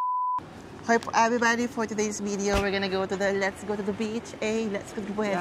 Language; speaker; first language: English; non-native, local second language; Filipino